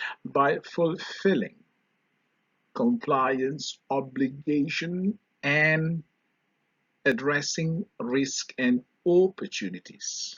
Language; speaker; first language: English; non-native, local second language; Malay